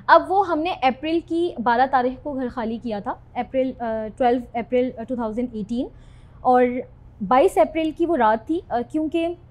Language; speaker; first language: Urdu; native; Urdu